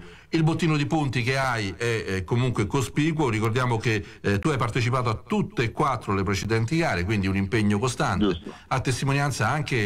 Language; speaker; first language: Italian; native; Italian